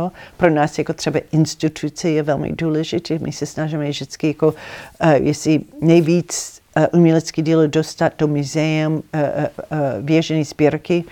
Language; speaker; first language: Czech; non-native, learner; English